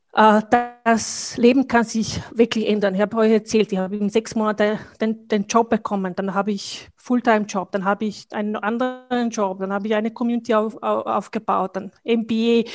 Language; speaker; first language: German; non-native, fluent; Bosnian